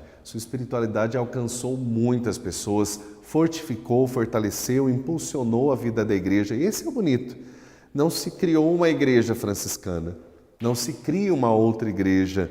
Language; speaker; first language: Portuguese; native; Portuguese